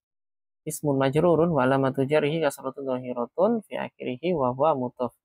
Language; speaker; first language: Arabic; non-native, fluent; Indonesian